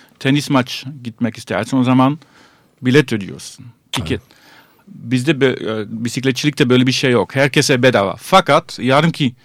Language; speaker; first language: Turkish; non-native, fluent; Dutch